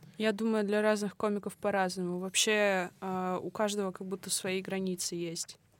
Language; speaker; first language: Russian; native; Russian